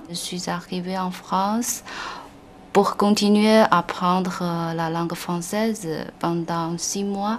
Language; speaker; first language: French; non-native, learner; Chinese